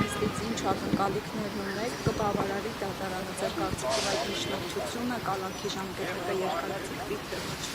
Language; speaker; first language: Armenian; native; Armenian